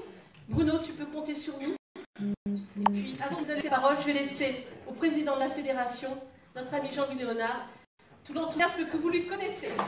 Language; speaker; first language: French; native; French